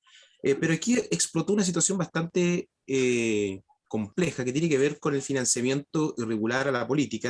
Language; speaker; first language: Spanish; native; Spanish